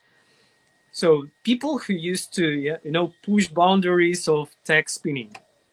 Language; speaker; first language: English; non-native, learner; Russian